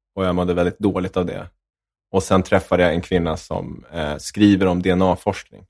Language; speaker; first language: Swedish; native; Swedish